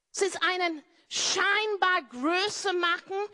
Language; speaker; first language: German; non-native, fluent; English